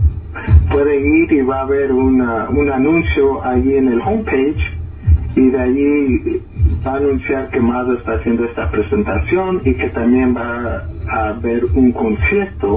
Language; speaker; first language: Spanish; early bilingual, heritage; Spanish